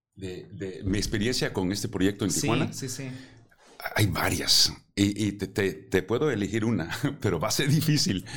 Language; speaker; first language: Spanish; early bilingual, heritage; Spanish